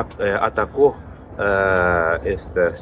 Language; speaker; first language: Spanish; non-native, learner; Japanese